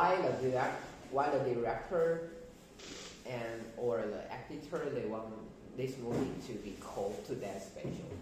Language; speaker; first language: English; non-native, learner; Chinese